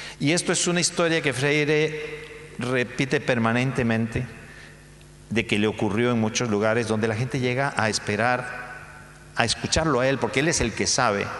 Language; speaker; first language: Spanish; native; Spanish